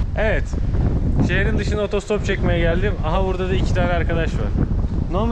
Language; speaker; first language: Turkish; native; Turkish